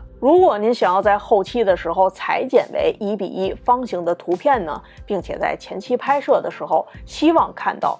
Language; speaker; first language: Chinese; native; Chinese